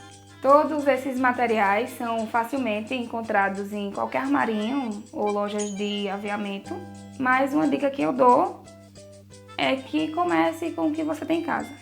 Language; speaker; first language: Portuguese; native; Portuguese